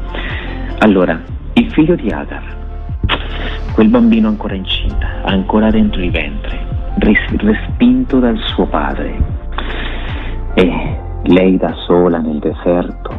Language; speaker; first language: Italian; non-native, fluent; Spanish